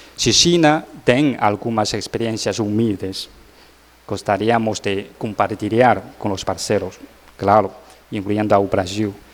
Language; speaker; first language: Portuguese; non-native, learner; Chinese